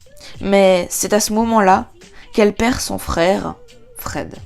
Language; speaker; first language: French; native; French